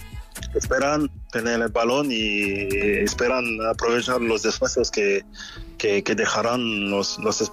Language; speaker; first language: Spanish; non-native, fluent; French